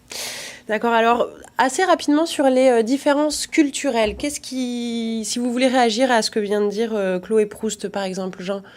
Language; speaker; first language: French; native; French